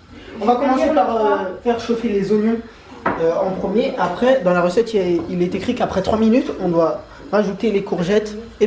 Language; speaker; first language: French; native; French